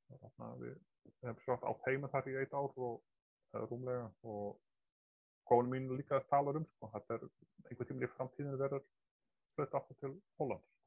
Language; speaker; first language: Icelandic; non-native, fluent; Dutch